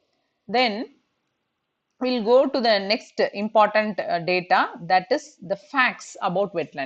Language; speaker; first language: English; non-native, local second language; Tamil